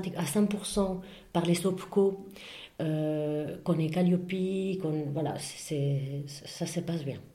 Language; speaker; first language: French; non-native, fluent; Spanish